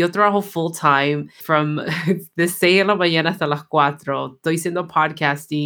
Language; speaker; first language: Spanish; early bilingual, heritage; Spanish